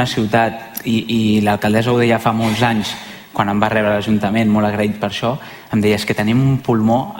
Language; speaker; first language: Catalan; native; Catalan